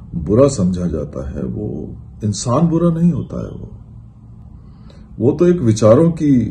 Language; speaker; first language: Hindi; non-native, local second language; Punjabi